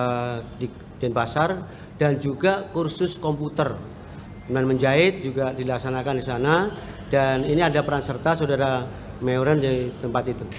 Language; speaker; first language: Indonesian; native; Indonesian